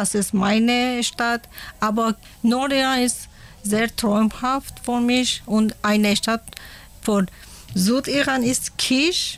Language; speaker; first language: German; non-native, learner; Persian